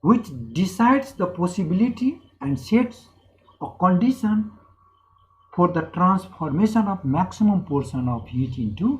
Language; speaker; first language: English; non-native, local second language; Nepali